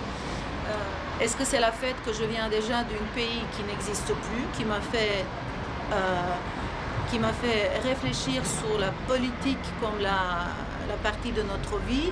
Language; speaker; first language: French; non-native, fluent; Serbian